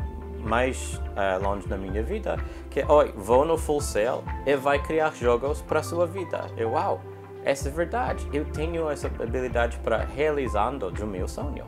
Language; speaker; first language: Portuguese; non-native, learner; English